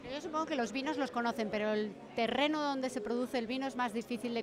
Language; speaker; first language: Spanish; native; Spanish